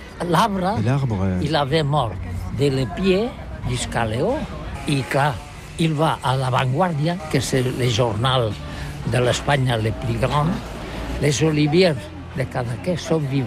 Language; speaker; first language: French; non-native, learner; Catalan